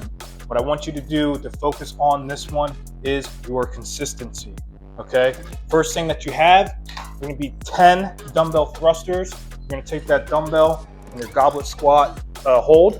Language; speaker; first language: English; native; English